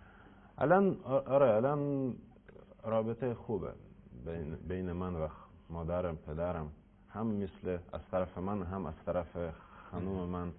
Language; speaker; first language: Persian; non-native, learner; Russian